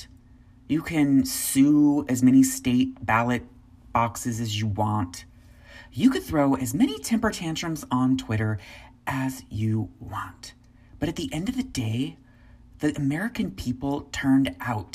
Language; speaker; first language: English; native; English